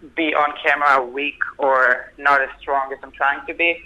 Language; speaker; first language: English; non-native, fluent; Hebrew